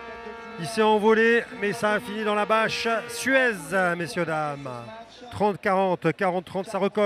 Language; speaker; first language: French; native; French